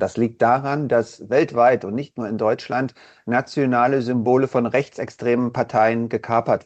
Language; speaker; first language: German; native; German